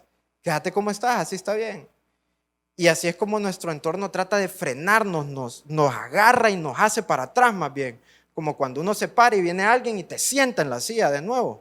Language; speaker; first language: Spanish; native; Spanish